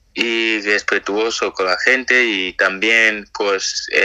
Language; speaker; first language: Spanish; native; Spanish